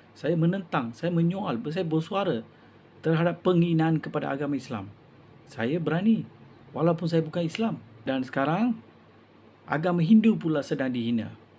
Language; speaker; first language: Malay; non-native, local second language; Tamil